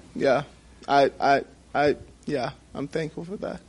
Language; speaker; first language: English; non-native, fluent; Persian